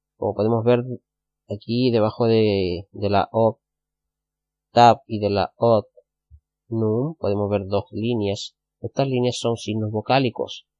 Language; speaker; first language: Spanish; native; Spanish